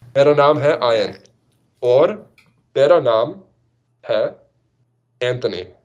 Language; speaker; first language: Hindi; non-native, learner; Russian